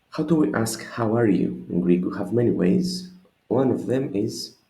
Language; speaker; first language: English; non-native, fluent; Greek